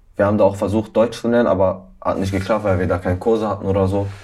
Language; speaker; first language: German; early bilingual, other home language; Arabic